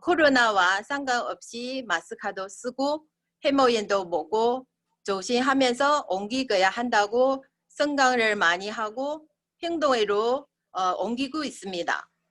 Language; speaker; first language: Korean; non-native, learner; Chinese